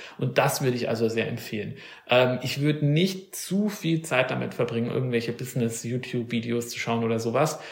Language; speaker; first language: German; native; German